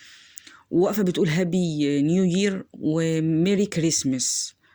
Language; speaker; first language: Arabic; native; Arabic